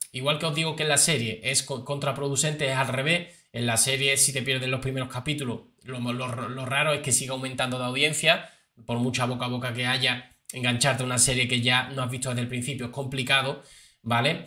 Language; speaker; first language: Spanish; native; Spanish